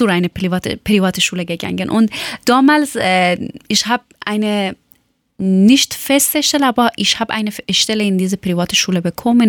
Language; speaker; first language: German; non-native, learner; Persian